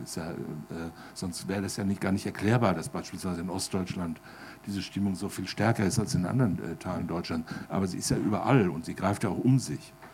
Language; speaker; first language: German; native; German